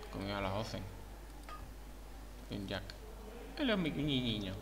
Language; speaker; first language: Spanish; native; Spanish